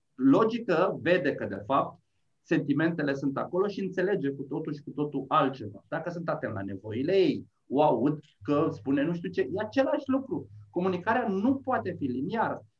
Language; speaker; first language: Romanian; native; Romanian